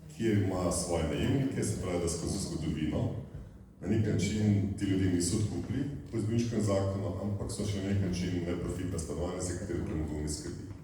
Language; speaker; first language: Slovenian; native; Slovenian